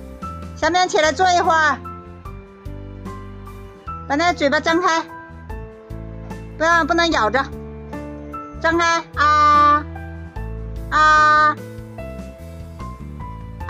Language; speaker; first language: Chinese; native; Chinese